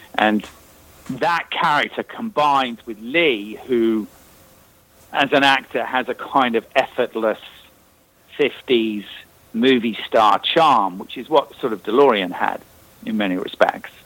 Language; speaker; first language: English; native; English